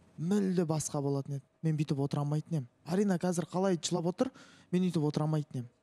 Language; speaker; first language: Kazakh; non-native, local second language; Russian